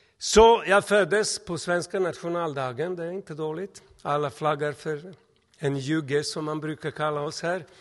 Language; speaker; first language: Swedish; non-native, fluent; Serbian